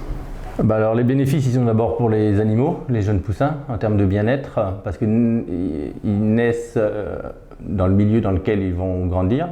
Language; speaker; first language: French; native; French